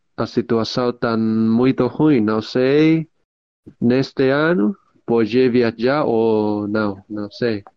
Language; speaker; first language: Portuguese; non-native, learner; Cantonese